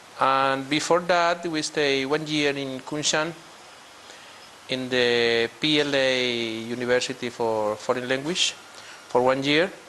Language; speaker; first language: English; non-native, learner; Spanish